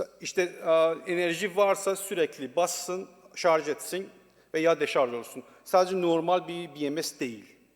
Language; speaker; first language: Turkish; non-native, learner; Persian